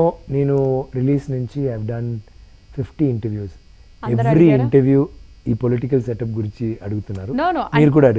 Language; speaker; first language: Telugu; non-native, local second language; Tamil